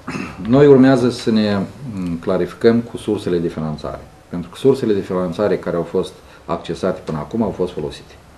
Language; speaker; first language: Romanian; native; Romanian